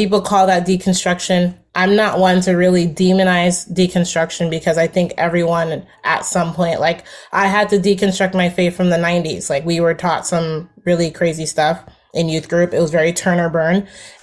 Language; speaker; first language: English; native; English